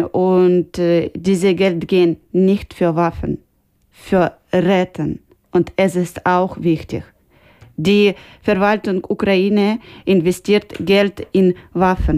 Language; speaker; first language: German; non-native, learner; Ukrainian